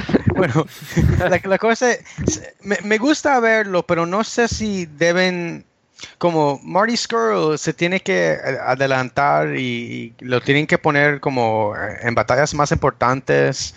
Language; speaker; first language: Spanish; early bilingual, heritage; English